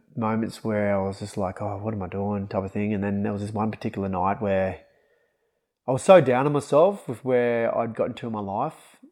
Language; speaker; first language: English; native; English